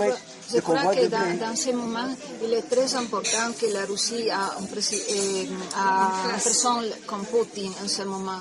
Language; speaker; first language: French; non-native, learner; Italian